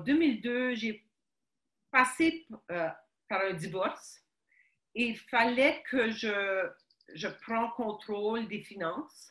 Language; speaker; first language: French; early bilingual, other home language; Ukrainian